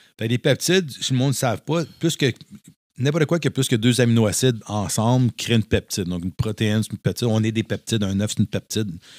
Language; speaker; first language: French; native; French